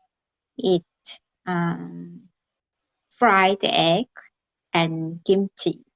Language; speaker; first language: English; non-native, learner; Korean